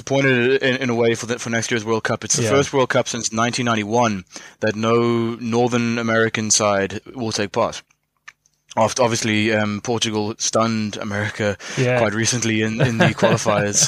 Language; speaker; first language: English; native; English